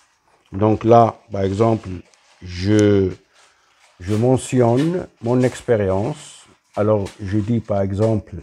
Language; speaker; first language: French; non-native, local second language; Arabic